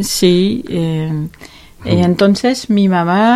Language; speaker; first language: Spanish; non-native, learner; French